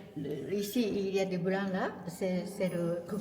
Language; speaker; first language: French; non-native, learner; Japanese